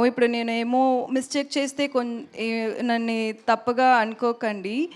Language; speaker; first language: Telugu; non-native, learner; Tamil